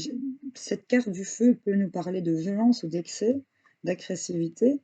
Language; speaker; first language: French; native; French